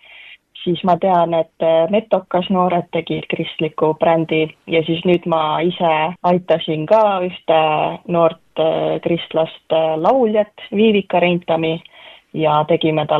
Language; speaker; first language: Estonian; native; Estonian